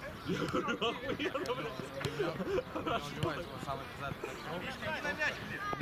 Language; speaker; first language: Russian; native; Russian